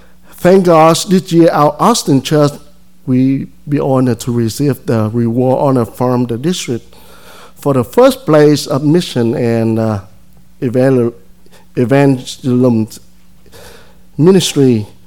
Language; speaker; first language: English; non-native, fluent; Vietnamese